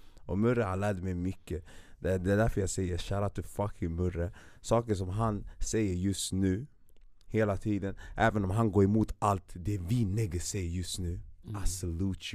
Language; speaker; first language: Swedish; native; Swedish